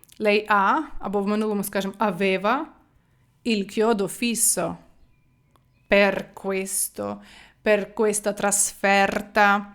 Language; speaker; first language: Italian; non-native, fluent; Ukrainian